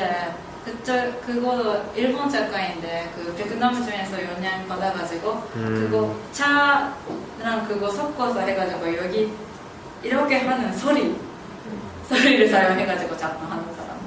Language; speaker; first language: Korean; non-native, fluent; Japanese